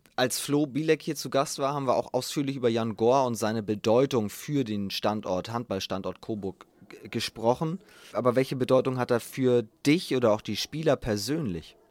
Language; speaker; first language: German; native; German